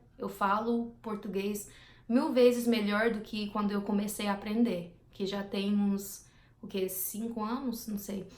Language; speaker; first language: Portuguese; non-native, fluent; English